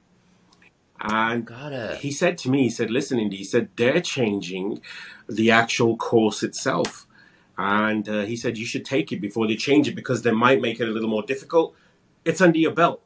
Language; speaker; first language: English; native; English